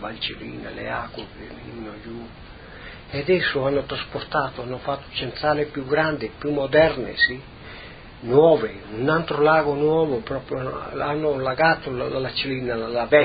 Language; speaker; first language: Italian; native; Italian